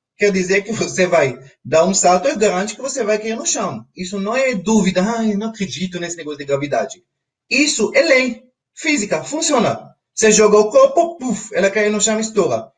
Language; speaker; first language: Portuguese; non-native, fluent; Hebrew